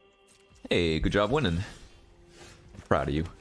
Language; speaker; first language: English; native; English